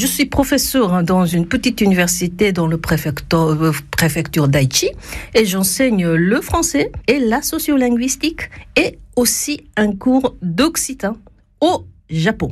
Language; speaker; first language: French; non-native, fluent; Japanese